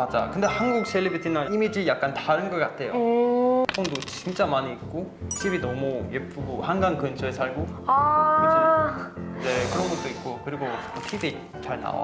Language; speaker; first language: Korean; non-native, learner; Swedish